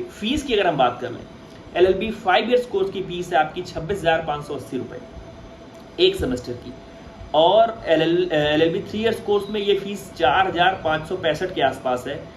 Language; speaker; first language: Hindi; native; Hindi